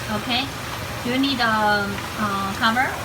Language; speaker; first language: English; non-native, learner; Chinese